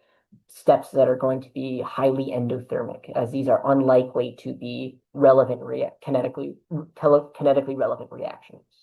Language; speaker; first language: English; native; English